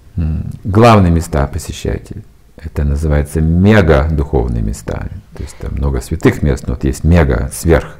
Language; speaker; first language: Russian; native; Russian